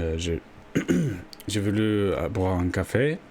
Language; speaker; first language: French; non-native, learner; English